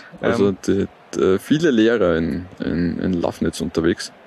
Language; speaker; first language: German; native; German